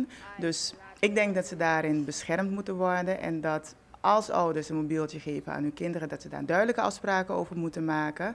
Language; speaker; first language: Dutch; native; Dutch